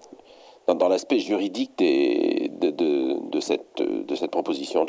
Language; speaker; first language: French; native; French